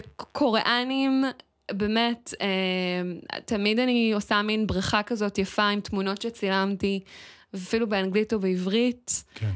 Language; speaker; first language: Hebrew; native; Hebrew